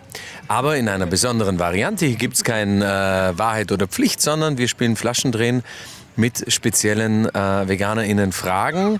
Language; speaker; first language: German; native; German